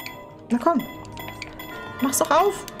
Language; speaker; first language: German; native; German